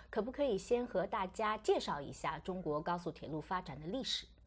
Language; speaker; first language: Chinese; native; Chinese